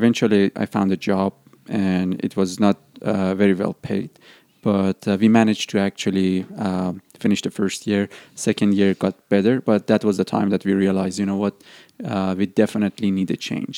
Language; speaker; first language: English; non-native, fluent; Persian